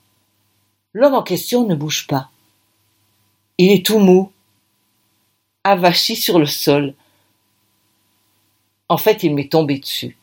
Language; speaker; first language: French; native; French